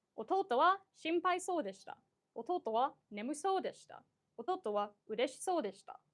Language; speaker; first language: Japanese; non-native, fluent; English